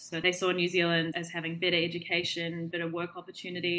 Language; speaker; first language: English; native; English